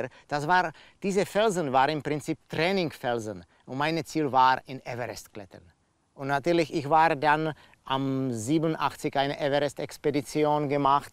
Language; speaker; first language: German; non-native, learner; Czech